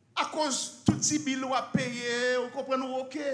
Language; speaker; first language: French; non-native, learner; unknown